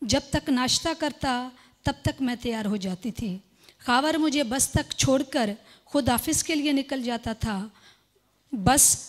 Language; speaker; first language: Urdu; non-native, local second language; Sindhi